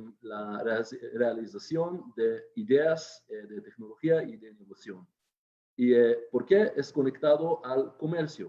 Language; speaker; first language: Spanish; non-native, fluent; Hebrew